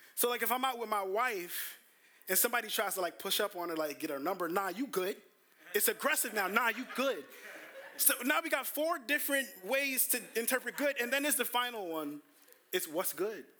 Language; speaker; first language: English; native; English